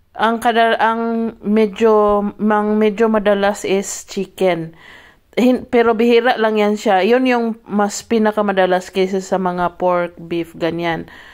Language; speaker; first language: Filipino; non-native, local second language; Cebuano